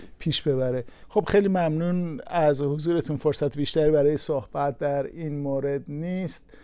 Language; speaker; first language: Persian; native; Persian